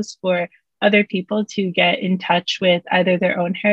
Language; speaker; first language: English; native; English